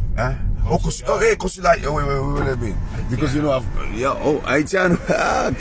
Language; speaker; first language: English; non-native, learner; Haitian Creole